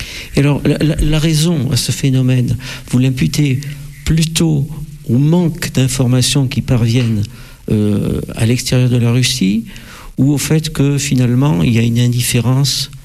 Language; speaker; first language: French; native; French